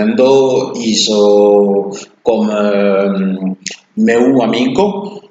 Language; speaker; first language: Portuguese; non-native, learner; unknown